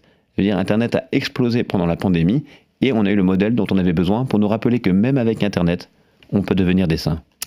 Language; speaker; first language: French; native; French